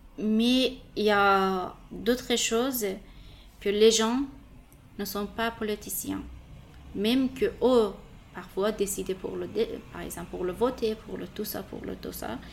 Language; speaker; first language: French; non-native, learner; Persian